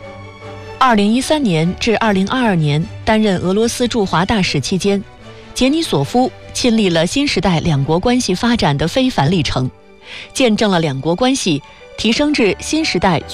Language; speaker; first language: Chinese; native; Chinese